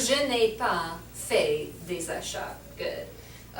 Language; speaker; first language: French; non-native, learner; English